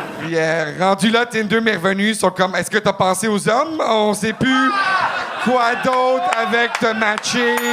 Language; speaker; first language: French; non-native, local second language; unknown